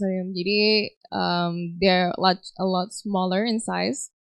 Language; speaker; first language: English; non-native, fluent; Indonesian